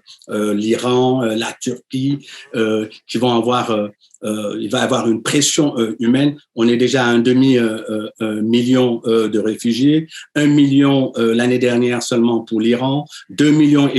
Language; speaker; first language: French; native; French